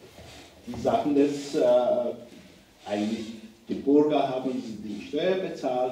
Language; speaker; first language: German; non-native, learner; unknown